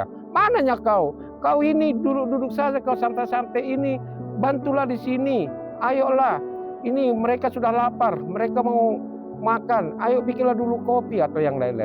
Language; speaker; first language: Indonesian; native; Indonesian